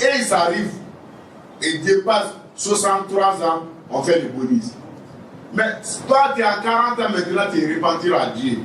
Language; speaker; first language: French; non-native, local second language; Wolof